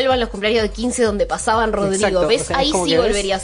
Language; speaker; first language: Spanish; native; Spanish